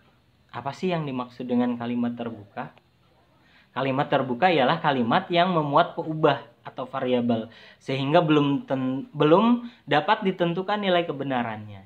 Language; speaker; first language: Indonesian; native; Indonesian